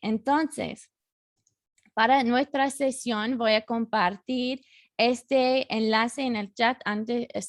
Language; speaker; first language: Spanish; non-native, fluent; English